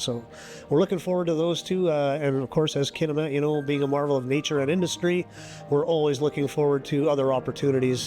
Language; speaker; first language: English; native; English